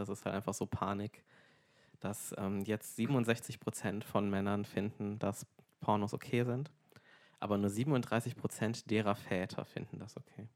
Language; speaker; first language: German; native; German